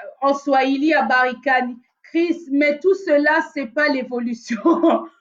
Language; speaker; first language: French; non-native, local second language; Lingala